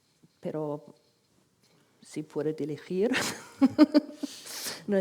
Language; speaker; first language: Spanish; non-native, fluent; German